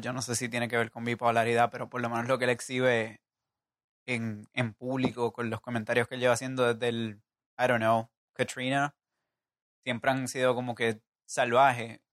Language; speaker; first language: Spanish; native; Spanish